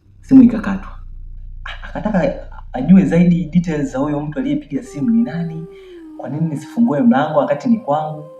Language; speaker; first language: Swahili; native; Swahili